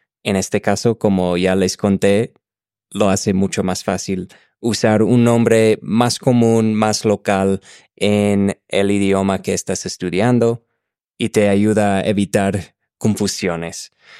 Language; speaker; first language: Spanish; non-native, fluent; English